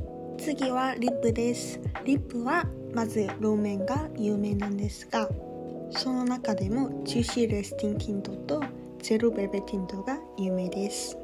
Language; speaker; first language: Japanese; non-native, fluent; Korean